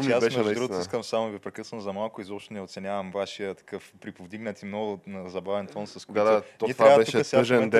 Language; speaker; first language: Bulgarian; native; Bulgarian